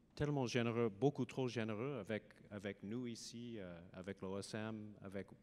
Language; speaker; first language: French; non-native, learner; English